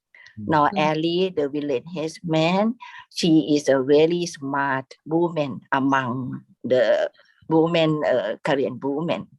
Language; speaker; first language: English; non-native, fluent; Thai